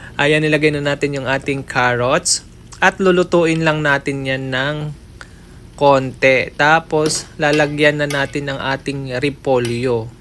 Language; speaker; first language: Filipino; non-native, local second language; Waray